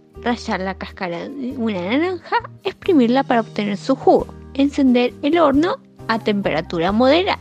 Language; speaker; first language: Spanish; native; Spanish